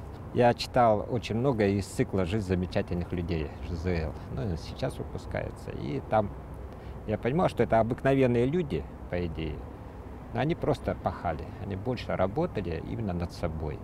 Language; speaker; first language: Russian; native; Russian